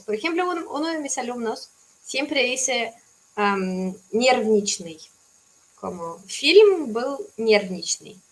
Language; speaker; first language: Spanish; non-native, fluent; Russian